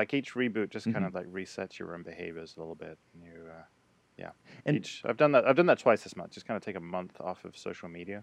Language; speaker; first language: English; native; English